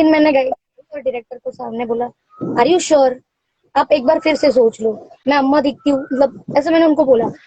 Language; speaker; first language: Hindi; non-native, local second language; Marathi